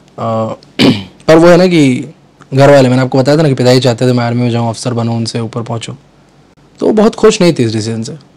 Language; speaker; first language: Hindi; native; Hindi